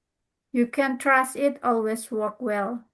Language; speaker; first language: English; non-native, learner; Indonesian